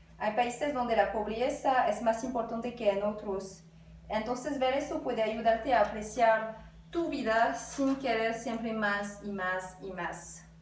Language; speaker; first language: Spanish; non-native, fluent; French